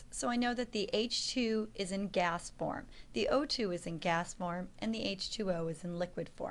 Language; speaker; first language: English; native; English